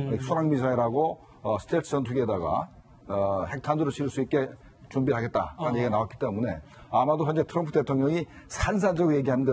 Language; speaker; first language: Korean; native; Korean